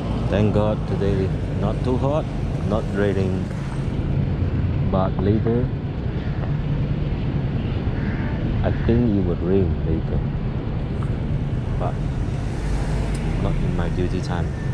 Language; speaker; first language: English; non-native, local second language; Chinese